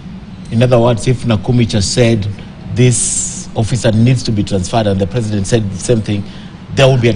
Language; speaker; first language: English; non-native, local second language; Swahili